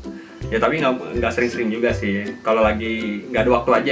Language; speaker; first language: Indonesian; native; Indonesian